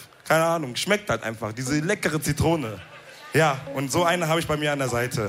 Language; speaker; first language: German; early bilingual, other home language; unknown